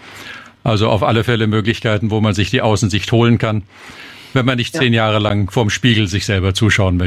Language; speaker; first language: German; native; German